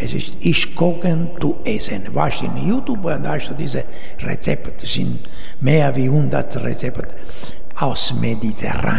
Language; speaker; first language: German; non-native, learner; Italian